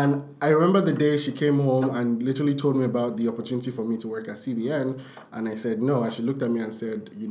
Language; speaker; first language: English; non-native, local second language; Yoruba